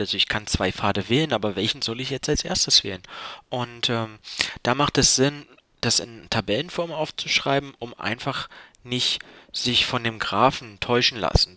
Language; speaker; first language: German; native; German